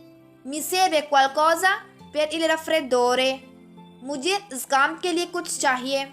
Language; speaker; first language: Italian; non-native, fluent; Urdu